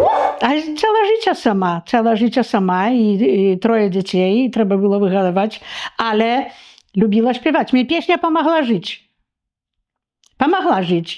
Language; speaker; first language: Polish; non-native, local second language; Belarusian